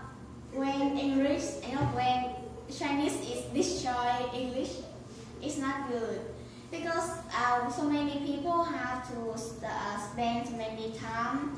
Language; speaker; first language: English; non-native, learner; Vietnamese